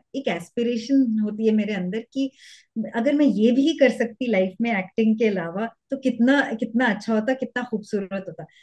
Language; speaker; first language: Hindi; native; Hindi